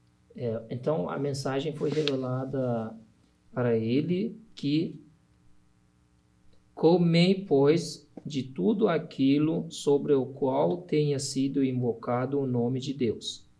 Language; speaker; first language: Portuguese; non-native, learner; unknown